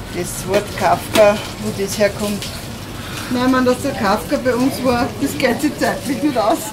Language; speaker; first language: German; native; German